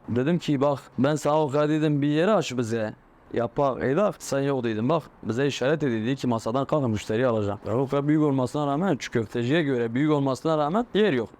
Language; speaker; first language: Turkish; native; Turkish